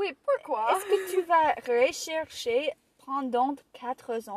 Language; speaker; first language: French; non-native, learner; English